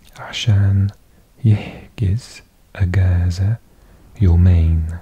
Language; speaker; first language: Arabic; non-native, learner; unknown